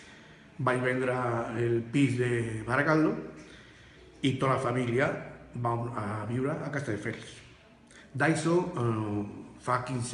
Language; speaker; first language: Catalan; non-native, learner; Spanish